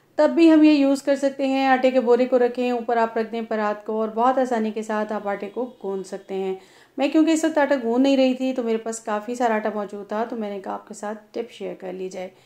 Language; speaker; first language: Urdu; non-native, local second language; Punjabi